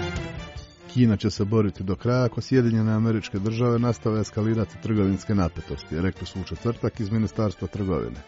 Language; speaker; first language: Croatian; non-native, fluent; Chinese